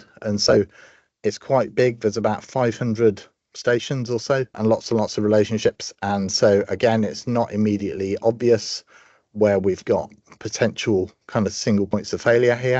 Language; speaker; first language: English; native; English